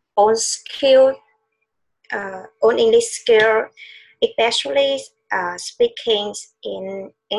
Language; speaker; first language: English; non-native, learner; Vietnamese